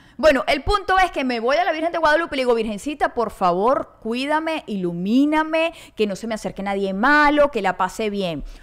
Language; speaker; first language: Spanish; native; Spanish